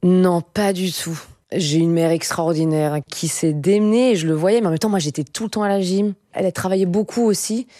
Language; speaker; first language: French; native; French